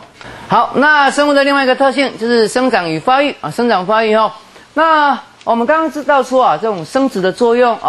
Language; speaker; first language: Chinese; native; Chinese